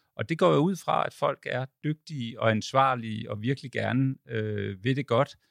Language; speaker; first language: Danish; native; Danish